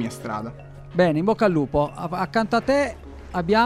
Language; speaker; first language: Italian; native; Italian